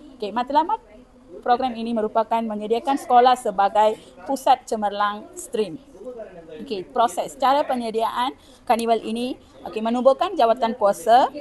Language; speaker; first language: Malay; non-native, local second language; Tamil